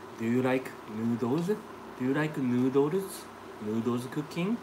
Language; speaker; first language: English; non-native, learner; Japanese